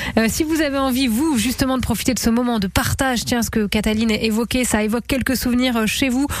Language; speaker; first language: French; native; French